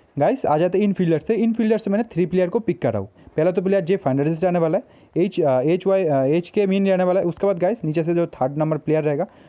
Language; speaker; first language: Hindi; native; Hindi